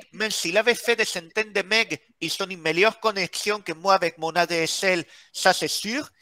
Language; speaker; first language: French; non-native, fluent; Spanish